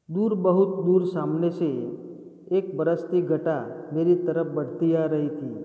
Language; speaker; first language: Hindi; non-native, local second language; Gujarati